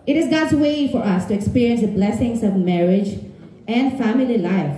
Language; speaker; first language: English; non-native, local second language; Filipino